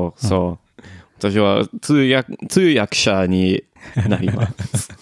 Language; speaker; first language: Japanese; non-native, learner; English